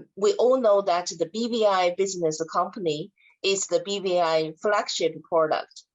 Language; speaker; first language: English; non-native, fluent; Chinese